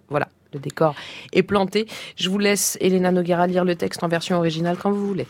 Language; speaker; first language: French; native; French